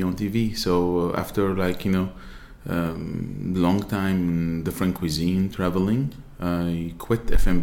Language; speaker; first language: English; non-native, fluent; Arabic